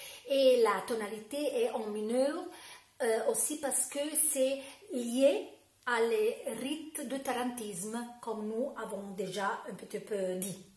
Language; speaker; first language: French; non-native, fluent; Italian